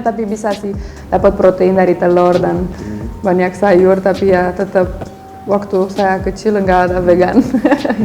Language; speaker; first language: Indonesian; non-native, fluent; Romanian